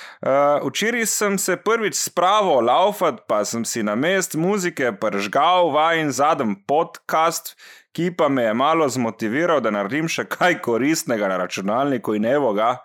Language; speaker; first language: Slovenian; native; Slovenian